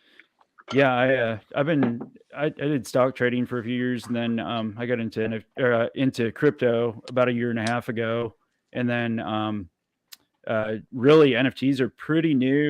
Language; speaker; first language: English; native; English